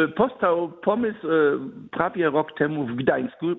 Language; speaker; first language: Polish; early bilingual, other home language; German